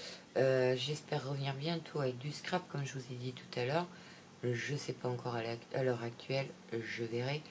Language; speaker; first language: French; native; French